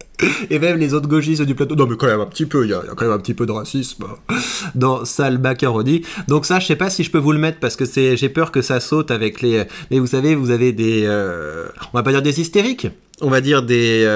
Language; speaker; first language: French; native; French